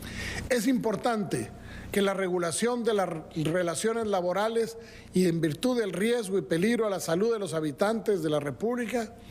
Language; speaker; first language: Spanish; native; Spanish